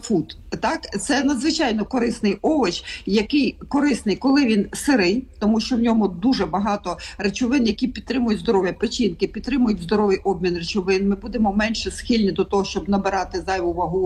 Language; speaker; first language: Ukrainian; native; Ukrainian